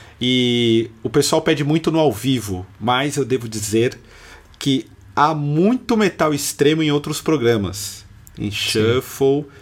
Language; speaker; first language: Portuguese; native; Portuguese